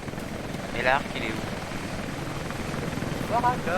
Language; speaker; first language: French; native; French